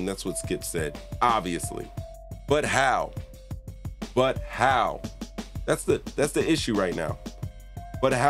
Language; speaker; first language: English; native; English